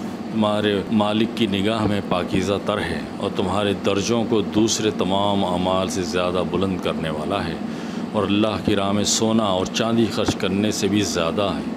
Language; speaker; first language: Urdu; native; Urdu